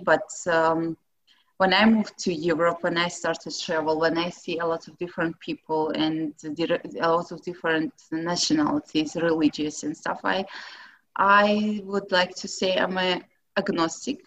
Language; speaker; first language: English; non-native, fluent; Russian